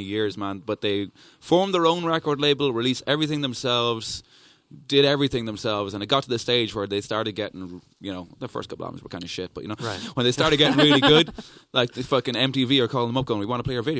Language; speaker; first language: English; native; English